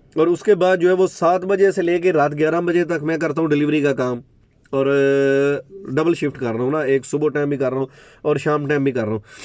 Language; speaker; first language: Urdu; non-native, local second language; Punjabi